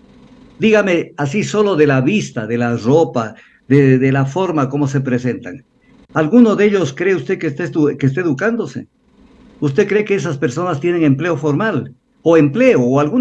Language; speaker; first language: Spanish; native; Spanish